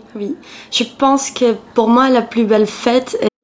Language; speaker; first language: French; non-native, fluent; Spanish